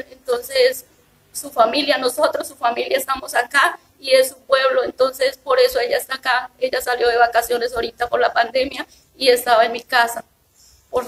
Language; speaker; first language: Spanish; native; Spanish